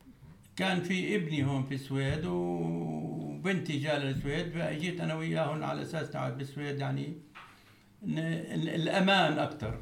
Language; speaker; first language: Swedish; non-native, learner; Arabic